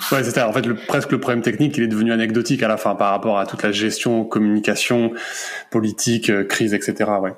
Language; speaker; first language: French; native; French